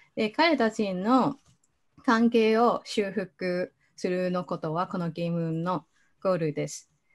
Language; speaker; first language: Japanese; non-native, fluent; Cantonese